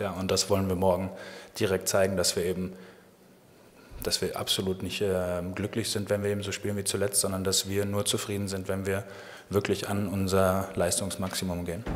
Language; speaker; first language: German; native; German